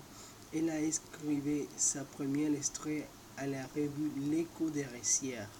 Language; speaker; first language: French; non-native, learner; Spanish